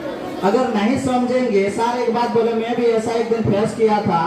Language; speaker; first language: Hindi; non-native, local second language; Odia